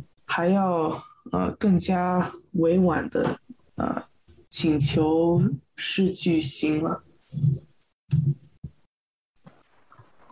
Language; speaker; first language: Chinese; early bilingual, heritage; Chinese